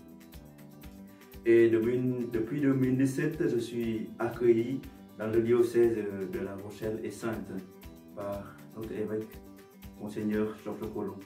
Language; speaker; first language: French; non-native, fluent; Vietnamese